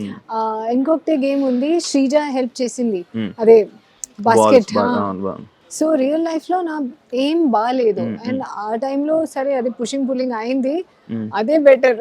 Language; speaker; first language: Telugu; non-native, local second language; Hindi